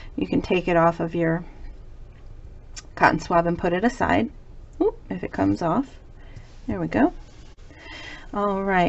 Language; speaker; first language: English; native; English